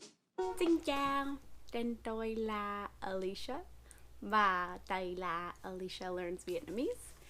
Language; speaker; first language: Vietnamese; non-native, learner; English